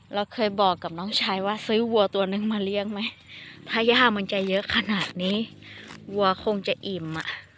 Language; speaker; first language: Thai; non-native, local second language; Hmong